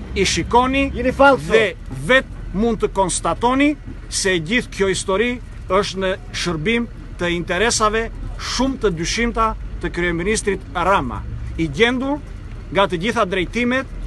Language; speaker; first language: Albanian; non-native, local second language; Greek